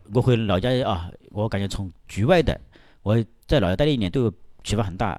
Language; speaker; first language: Chinese; native; Chinese